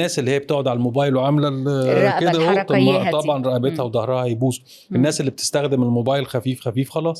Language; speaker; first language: Arabic; native; Arabic